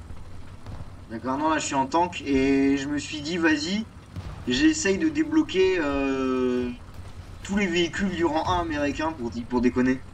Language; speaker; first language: French; native; French